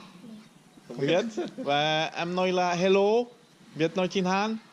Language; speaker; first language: Vietnamese; non-native, learner; French